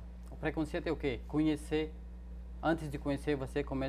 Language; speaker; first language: Portuguese; non-native, fluent; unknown